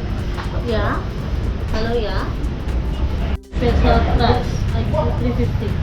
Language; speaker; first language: English; non-native, learner; Indonesian